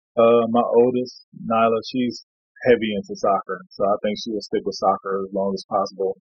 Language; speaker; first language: English; native; English